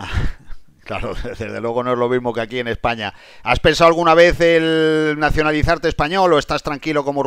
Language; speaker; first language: Spanish; native; Spanish